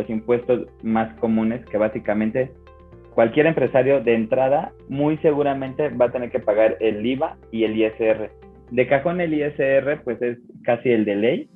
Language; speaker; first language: Spanish; native; Spanish